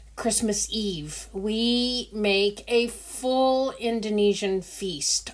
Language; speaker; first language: English; early bilingual, other home language; Dutch